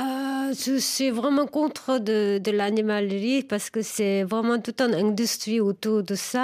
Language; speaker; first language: French; non-native, fluent; Korean